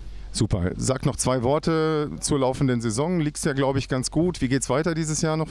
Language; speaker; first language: German; native; German